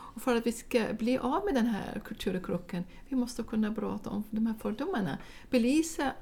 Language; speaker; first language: Swedish; non-native, fluent; Arabic